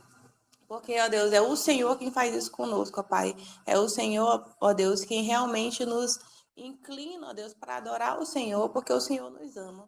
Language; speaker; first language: Portuguese; native; Portuguese